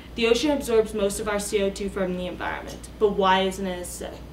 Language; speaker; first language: English; native; English